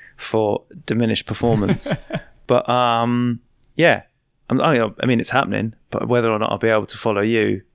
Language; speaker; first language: English; native; English